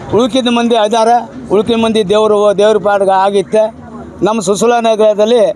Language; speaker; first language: Kannada; non-native, local second language; Lambadi